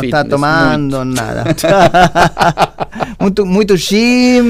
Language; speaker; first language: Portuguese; non-native, learner; Spanish